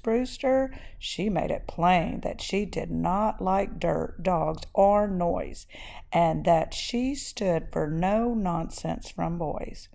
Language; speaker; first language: English; native; English